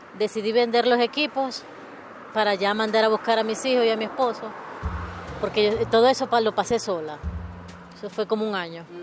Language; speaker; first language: Spanish; native; Spanish